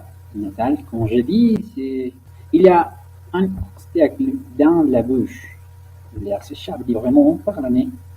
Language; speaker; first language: French; non-native, learner; Spanish